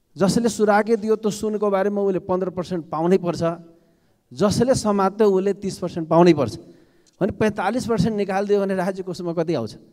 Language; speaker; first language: Nepali; non-native, local second language; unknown